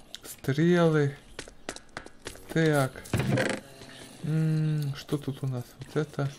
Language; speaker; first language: Russian; native; Russian